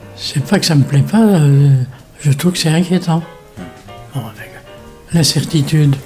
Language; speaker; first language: French; native; French